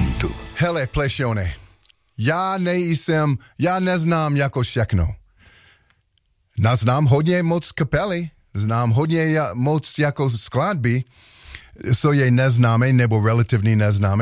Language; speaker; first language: Czech; non-native, learner; English